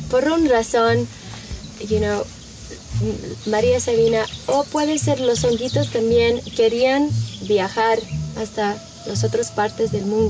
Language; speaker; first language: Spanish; early bilingual, heritage; Spanish